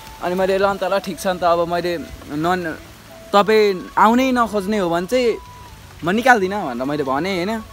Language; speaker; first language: Nepali; native; Nepali